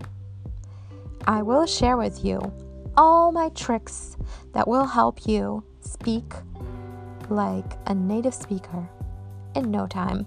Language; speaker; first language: English; non-native, fluent; Polish